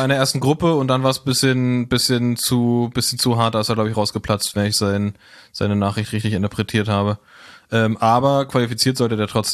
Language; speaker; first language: German; native; German